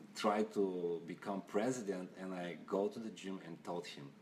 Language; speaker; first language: English; non-native, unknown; Bulgarian